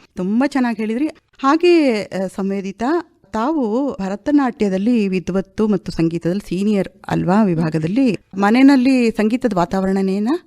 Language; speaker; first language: Kannada; native; Kannada